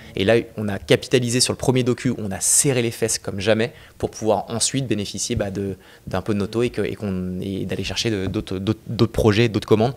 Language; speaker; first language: French; native; French